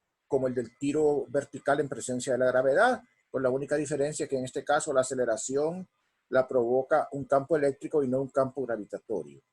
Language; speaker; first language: Spanish; native; Spanish